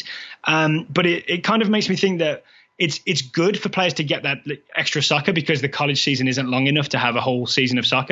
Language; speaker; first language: English; native; English